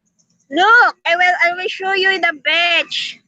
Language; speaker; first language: English; non-native, learner; Filipino